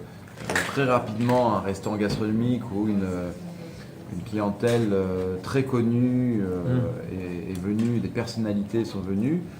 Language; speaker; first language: French; native; French